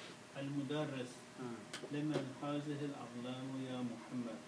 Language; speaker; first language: Arabic; non-native, learner; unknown